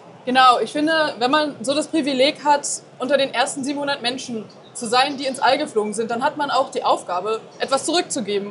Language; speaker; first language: German; native; German